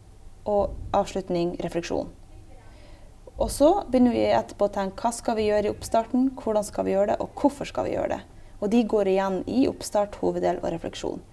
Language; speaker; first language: Norwegian; native; Norwegian